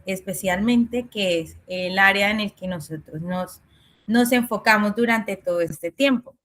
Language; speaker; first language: Spanish; native; Spanish